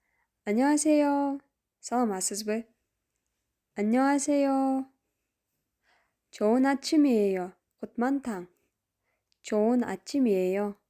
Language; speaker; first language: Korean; non-native, fluent; Kyrgyz